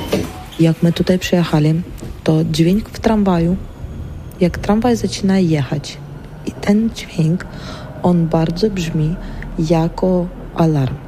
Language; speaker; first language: Polish; non-native, learner; Ukrainian